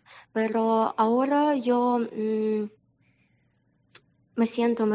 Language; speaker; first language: Spanish; non-native, learner; Ukrainian